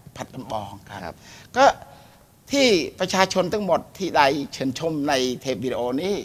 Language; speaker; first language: Thai; non-native, fluent; Khmer